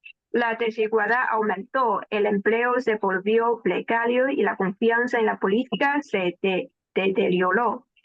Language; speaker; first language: Spanish; non-native, fluent; Chinese